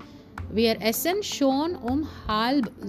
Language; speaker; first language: German; non-native, fluent; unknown